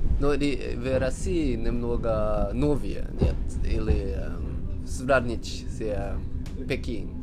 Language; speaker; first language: Russian; non-native, learner; Swedish